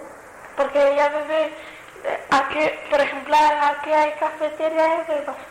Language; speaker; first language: Spanish; non-native, learner; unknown